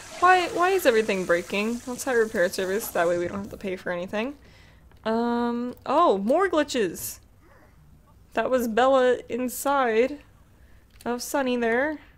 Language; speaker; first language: English; native; English